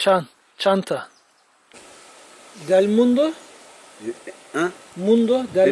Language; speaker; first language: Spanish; non-native, learner; Turkish